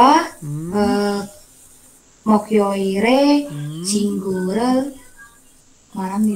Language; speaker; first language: Korean; non-native, learner; Indonesian